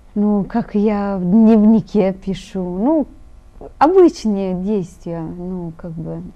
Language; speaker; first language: Russian; non-native, fluent; Italian